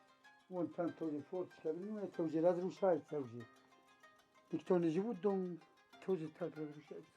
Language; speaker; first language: Russian; non-native, learner; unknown